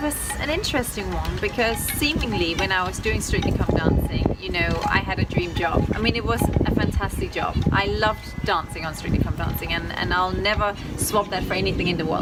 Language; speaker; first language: English; non-native, fluent; Danish